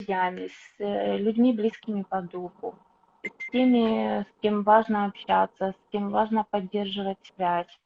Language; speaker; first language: Russian; native; Russian